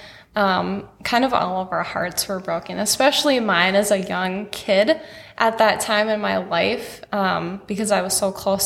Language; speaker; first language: English; native; English